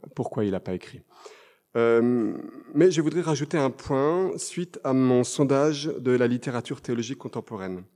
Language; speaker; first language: French; native; French